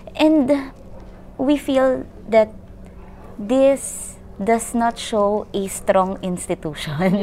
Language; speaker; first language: English; non-native, local second language; Filipino